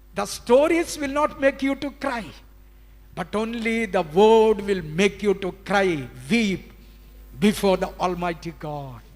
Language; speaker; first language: English; non-native, local second language; Telugu